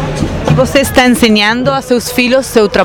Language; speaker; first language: Portuguese; non-native, fluent; Spanish